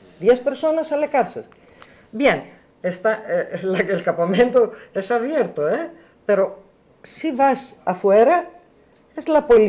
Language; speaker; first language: Spanish; non-native, learner; Greek